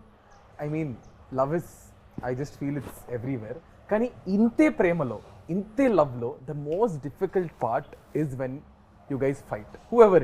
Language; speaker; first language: Telugu; native; Telugu